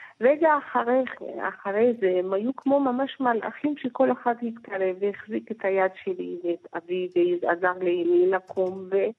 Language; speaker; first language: Hebrew; early bilingual, other home language; Persian